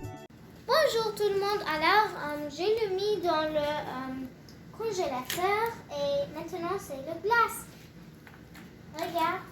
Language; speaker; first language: French; non-native, learner; English